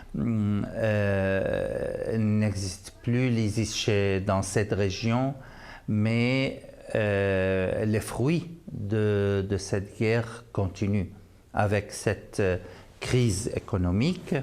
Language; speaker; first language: French; non-native, fluent; Arabic